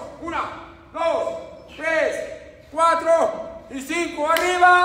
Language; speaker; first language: Spanish; native; Spanish